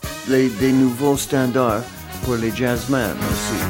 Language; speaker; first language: French; non-native, fluent; English